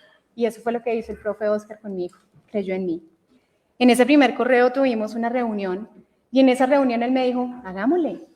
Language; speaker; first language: Spanish; native; Spanish